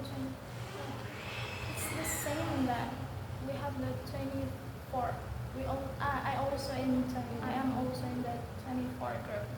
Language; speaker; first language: English; non-native, learner; Indonesian